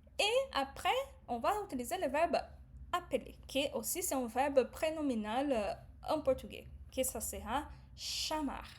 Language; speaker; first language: French; non-native, fluent; Portuguese